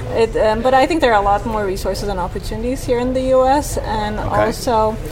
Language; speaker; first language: English; non-native, fluent; Turkish